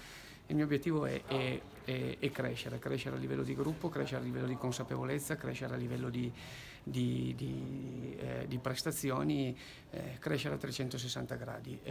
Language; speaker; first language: Italian; native; Italian